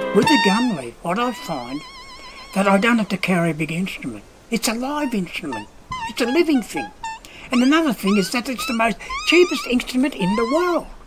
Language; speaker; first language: English; native; English